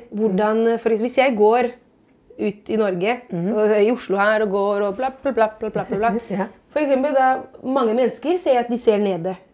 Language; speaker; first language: Norwegian; non-native, fluent; Italian